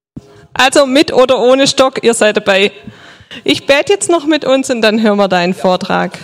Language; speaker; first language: German; native; German